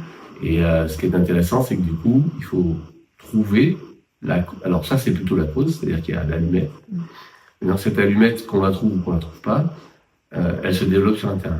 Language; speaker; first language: French; native; French